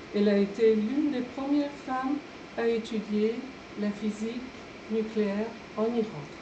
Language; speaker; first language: French; non-native, fluent; Persian